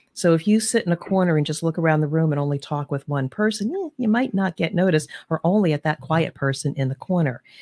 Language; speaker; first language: English; native; English